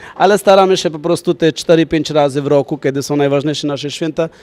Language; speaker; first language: Polish; non-native, fluent; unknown